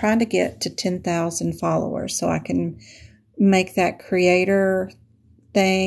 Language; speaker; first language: English; native; English